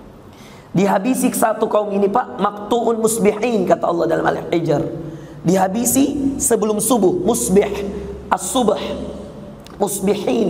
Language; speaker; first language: Indonesian; native; Indonesian